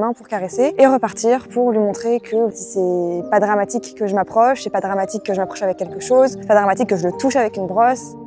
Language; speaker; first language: French; native; French